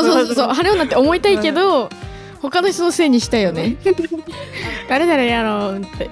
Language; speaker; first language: Japanese; native; Japanese